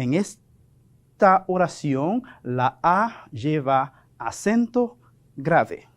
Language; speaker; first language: Spanish; non-native, fluent; French